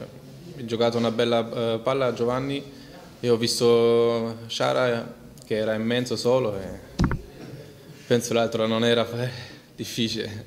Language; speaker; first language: Italian; early bilingual, heritage; Italian